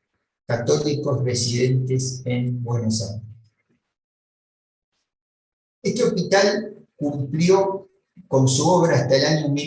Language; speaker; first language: Spanish; native; Spanish